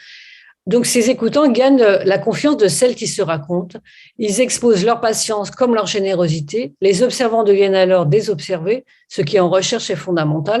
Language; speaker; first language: French; native; French